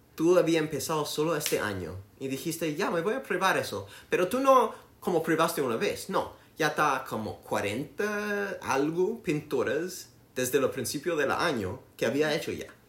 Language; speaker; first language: Spanish; non-native, learner; English